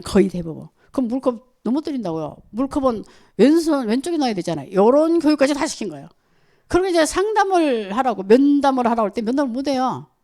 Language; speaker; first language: Korean; native; Korean